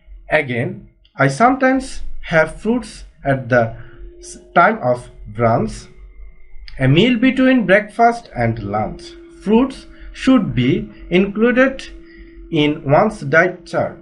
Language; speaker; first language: English; non-native, local second language; Bangla